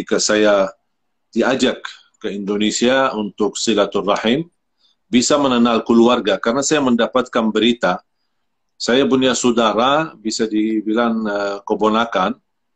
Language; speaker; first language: Indonesian; non-native, fluent; Arabic